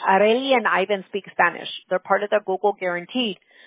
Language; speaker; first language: English; early bilingual, other home language; Spanish